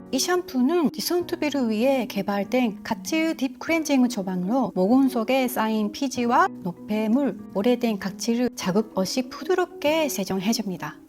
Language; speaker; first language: Korean; non-native, fluent; Japanese